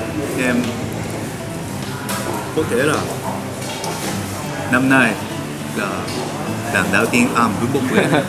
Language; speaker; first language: Vietnamese; non-native, learner; Japanese